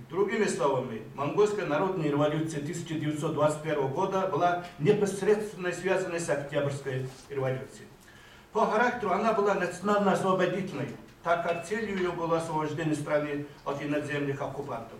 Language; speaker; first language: Russian; non-native, fluent; Mongolian